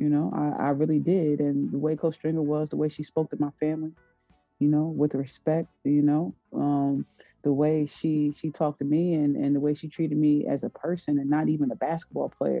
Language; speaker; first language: English; native; English